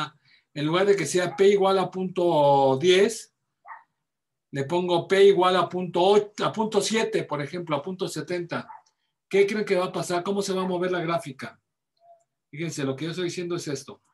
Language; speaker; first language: Spanish; native; Spanish